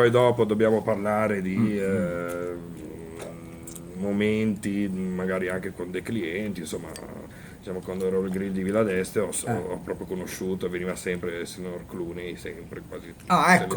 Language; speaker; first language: Italian; native; Italian